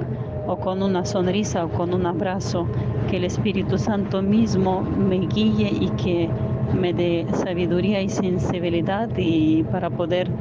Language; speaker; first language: Spanish; non-native, fluent; Ukrainian